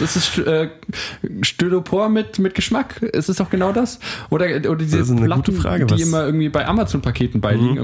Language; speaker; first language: German; native; German